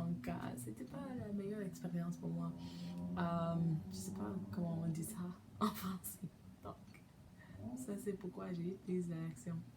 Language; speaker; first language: French; non-native, learner; English